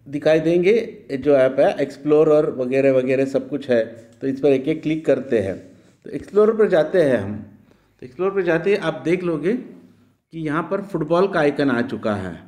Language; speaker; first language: Hindi; non-native, local second language; Marathi